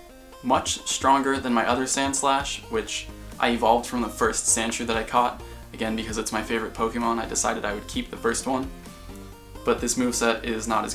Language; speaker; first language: English; native; English